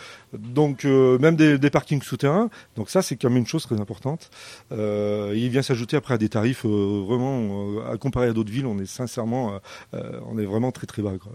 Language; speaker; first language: French; native; French